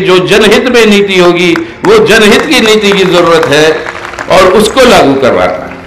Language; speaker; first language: Hindi; non-native, local second language; Telugu